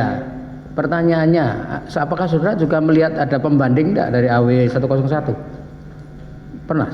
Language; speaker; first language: Indonesian; native; Indonesian